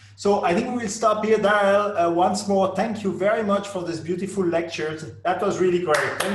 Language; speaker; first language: English; non-native, fluent; French